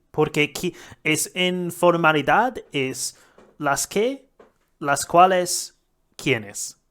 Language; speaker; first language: Spanish; non-native, learner; English